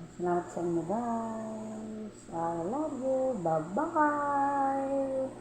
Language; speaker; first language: Filipino; non-native, local second language; Cebuano